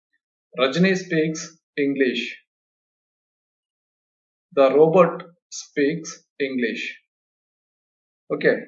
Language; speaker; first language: English; non-native, local second language; Kannada